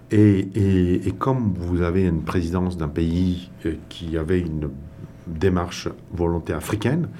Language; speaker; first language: French; non-native, local second language; Tamil